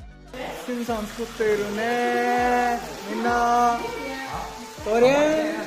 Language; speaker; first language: Japanese; non-native, learner; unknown